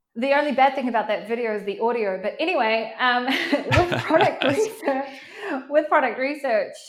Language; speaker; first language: English; native; English